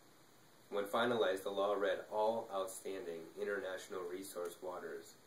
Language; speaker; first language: English; native; English